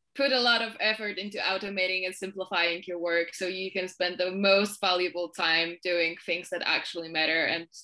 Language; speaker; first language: English; non-native, fluent; Polish